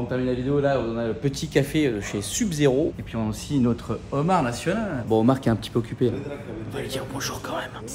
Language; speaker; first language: French; native; French